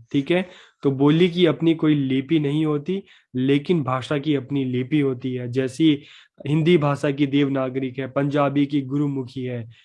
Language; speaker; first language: Hindi; native; Hindi